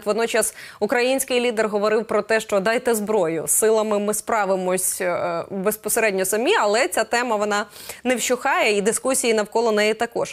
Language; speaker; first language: Ukrainian; native; Ukrainian